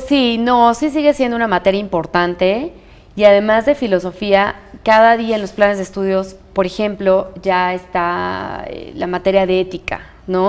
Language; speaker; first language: Spanish; native; Spanish